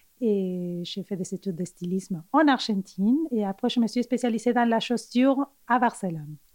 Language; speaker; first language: French; non-native, fluent; Spanish